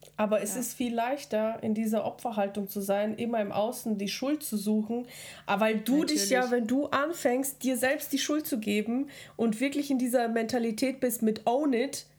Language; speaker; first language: German; early bilingual, other home language; Russian